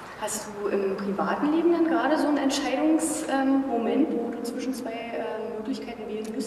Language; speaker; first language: German; native; German